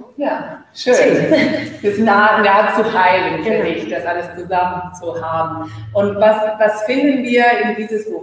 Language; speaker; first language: German; non-native, fluent; Spanish